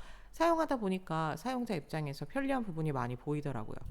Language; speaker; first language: Korean; native; Korean